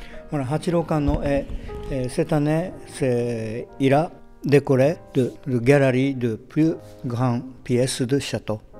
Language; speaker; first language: French; non-native, fluent; Japanese